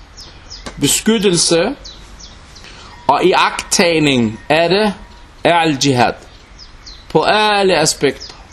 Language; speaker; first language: Danish; non-native, local second language; Arabic